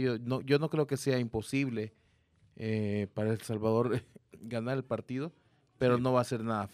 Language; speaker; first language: Spanish; native; Spanish